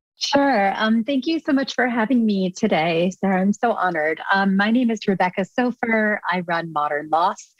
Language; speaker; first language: English; native; English